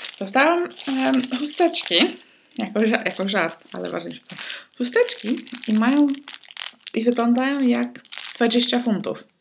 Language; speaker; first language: Polish; early bilingual, heritage; Polish